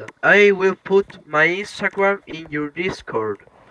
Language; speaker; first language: English; non-native, learner; Spanish